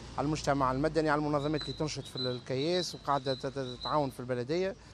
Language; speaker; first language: Arabic; native; Arabic